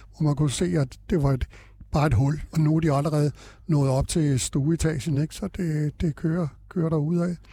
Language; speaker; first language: Danish; native; Danish